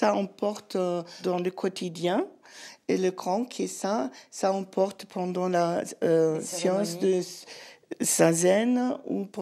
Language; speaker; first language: French; non-native, learner; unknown